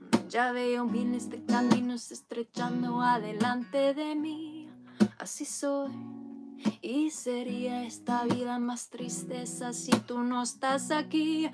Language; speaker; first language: Spanish; non-native, fluent; English